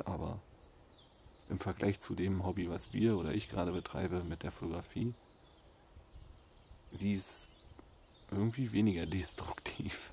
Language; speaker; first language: German; native; German